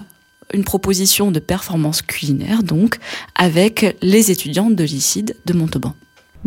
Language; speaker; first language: French; native; French